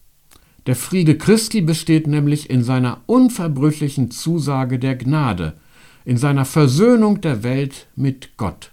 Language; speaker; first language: German; native; German